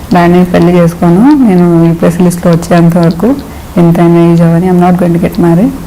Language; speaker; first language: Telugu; non-native, local second language; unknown